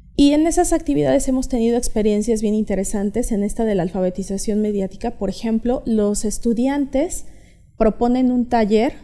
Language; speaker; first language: Spanish; native; Spanish